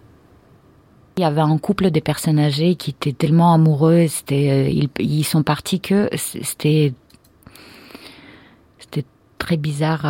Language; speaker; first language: French; non-native, fluent; Russian